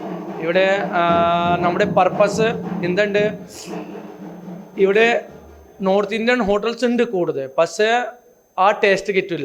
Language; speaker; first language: Malayalam; non-native, local second language; Hindi